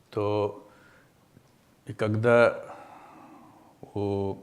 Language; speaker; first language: Russian; non-native, learner; Hindi